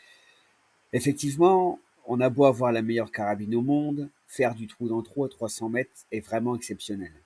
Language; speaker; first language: French; native; French